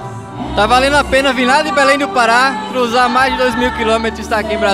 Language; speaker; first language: Portuguese; native; Portuguese